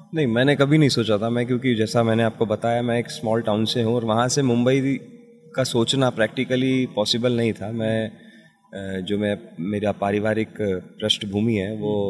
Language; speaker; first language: Hindi; native; Hindi